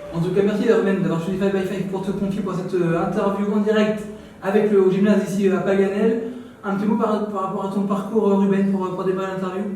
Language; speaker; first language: French; native; French